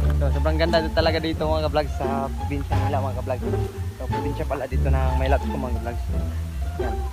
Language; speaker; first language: Filipino; non-native, local second language; Cebuano